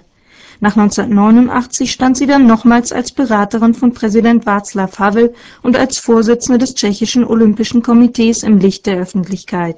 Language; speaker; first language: German; native; German